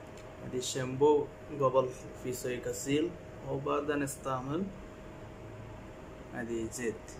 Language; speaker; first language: Arabic; non-native, learner; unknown